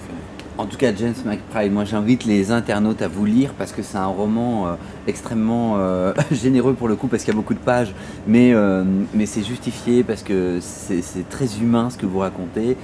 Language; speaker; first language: French; native; French